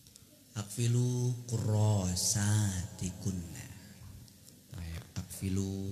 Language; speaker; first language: Arabic; non-native, fluent; Indonesian